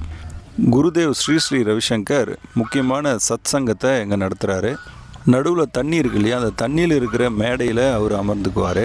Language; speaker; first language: Tamil; native; Tamil